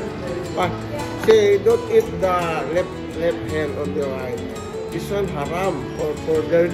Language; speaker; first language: English; non-native, learner; Filipino